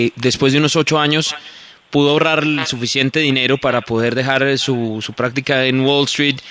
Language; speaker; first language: Spanish; native; Spanish